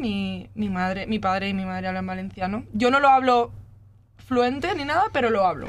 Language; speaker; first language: Spanish; early bilingual, other home language; Catalan